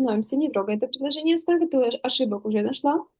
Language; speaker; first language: Russian; native; Russian